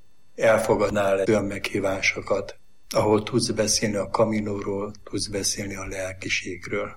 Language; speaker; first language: Hungarian; native; Hungarian